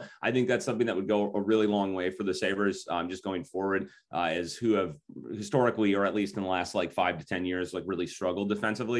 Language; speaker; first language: English; native; English